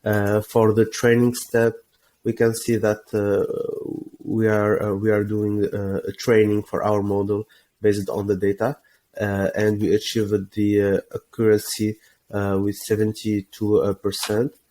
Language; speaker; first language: English; non-native, fluent; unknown